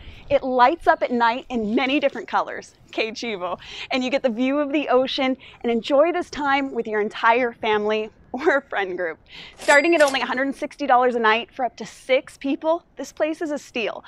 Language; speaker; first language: English; native; English